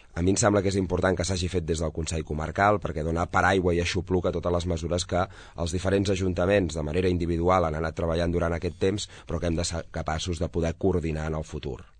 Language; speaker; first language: Catalan; native; Catalan